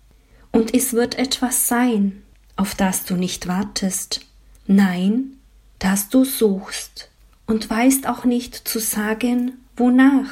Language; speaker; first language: German; native; German